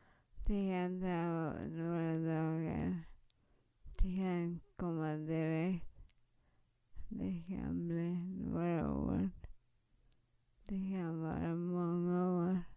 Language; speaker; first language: Swedish; non-native, fluent; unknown